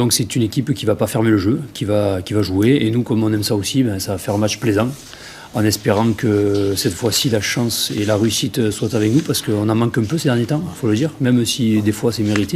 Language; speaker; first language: French; native; French